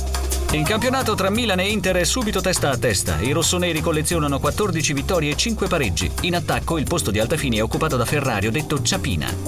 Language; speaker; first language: Italian; native; Italian